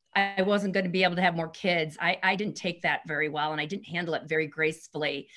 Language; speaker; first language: English; native; English